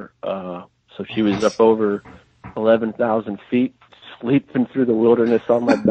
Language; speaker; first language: English; native; English